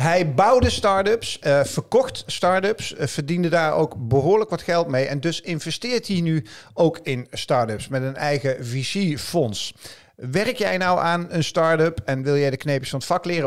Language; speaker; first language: Dutch; native; Dutch